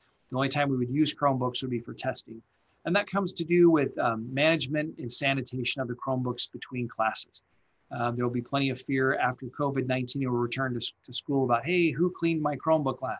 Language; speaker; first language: English; native; English